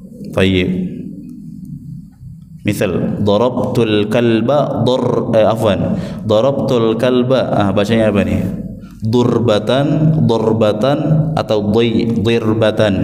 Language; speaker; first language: Arabic; non-native, fluent; Indonesian